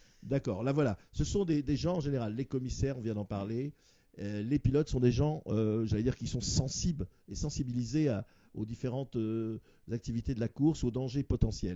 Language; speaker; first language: French; native; French